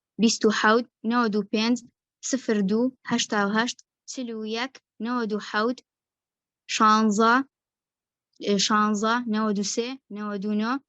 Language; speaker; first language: Central Kurdish; native; Central Kurdish